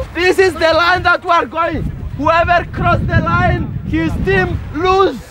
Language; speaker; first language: English; non-native, learner; Greek